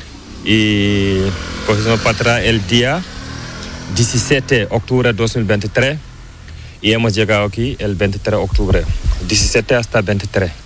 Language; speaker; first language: Spanish; non-native, learner; Fula